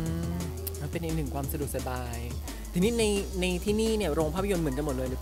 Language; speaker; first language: Thai; native; Thai